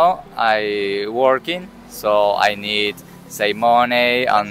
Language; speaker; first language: English; non-native, learner; Spanish